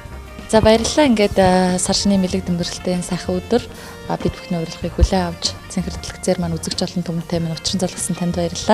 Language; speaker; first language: Mongolian; native; Mongolian